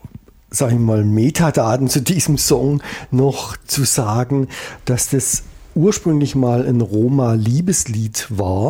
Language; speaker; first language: German; native; German